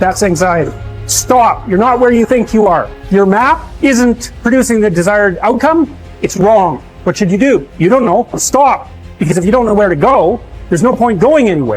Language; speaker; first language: English; native; English